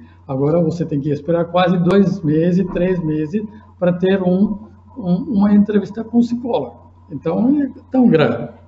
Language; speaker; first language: Portuguese; non-native, fluent; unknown